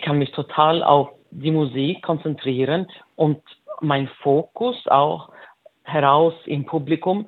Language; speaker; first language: German; non-native, fluent; Swedish